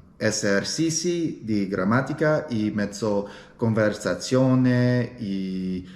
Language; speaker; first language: Italian; non-native, learner; English